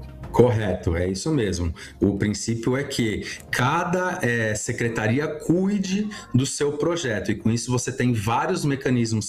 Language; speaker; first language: Portuguese; native; Portuguese